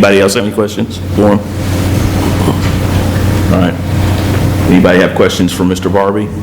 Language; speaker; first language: English; native; English